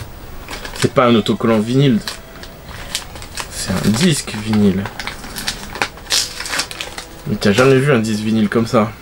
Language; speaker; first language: French; native; French